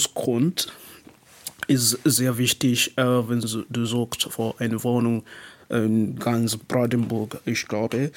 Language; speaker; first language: German; non-native, learner; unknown